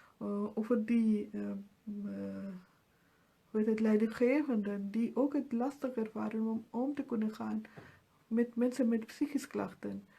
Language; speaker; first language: Dutch; non-native, fluent; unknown